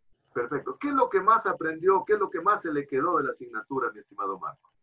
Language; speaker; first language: Spanish; native; Spanish